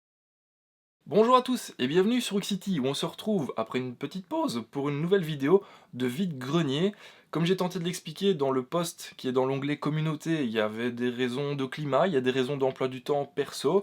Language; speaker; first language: French; native; French